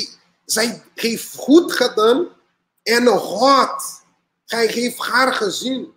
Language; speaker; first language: Dutch; non-native, learner; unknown